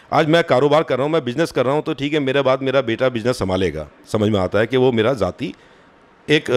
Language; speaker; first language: Hindi; native; Hindi